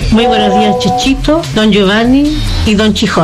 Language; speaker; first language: Spanish; native; Spanish